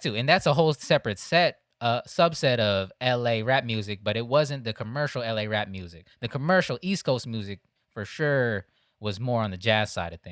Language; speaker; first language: English; native; English